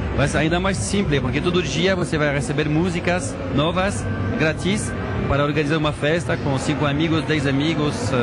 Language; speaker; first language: Portuguese; non-native, fluent; French